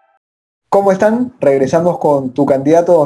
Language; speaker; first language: Spanish; native; Spanish